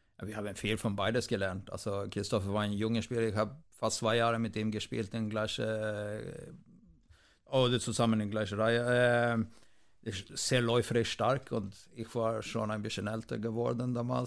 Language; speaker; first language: German; non-native, fluent; Swedish